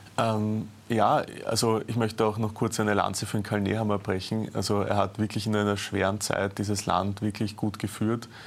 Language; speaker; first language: German; native; German